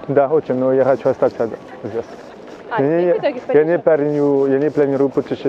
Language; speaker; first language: Russian; non-native, learner; French